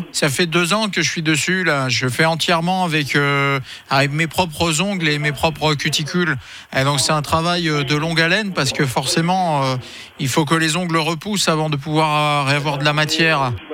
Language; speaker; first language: French; native; French